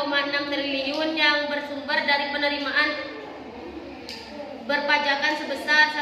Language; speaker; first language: Indonesian; native; Indonesian